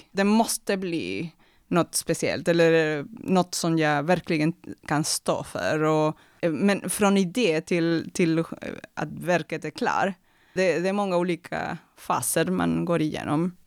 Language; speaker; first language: Swedish; non-native, fluent; Spanish